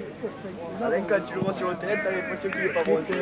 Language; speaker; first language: French; native; French